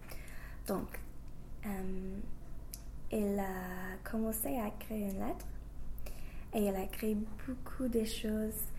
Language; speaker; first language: French; non-native, learner; English